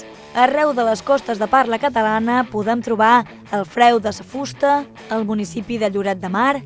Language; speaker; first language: Catalan; native; Catalan